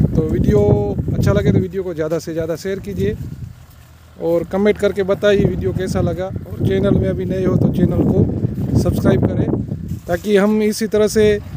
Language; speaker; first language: Hindi; non-native, local second language; Gujarati